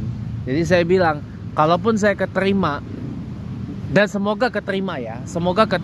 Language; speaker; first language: Indonesian; native; Indonesian